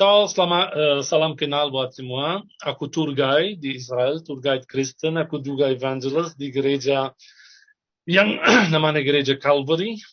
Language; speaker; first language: Indonesian; non-native, fluent; Arabic